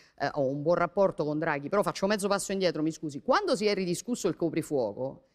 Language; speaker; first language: Italian; native; Italian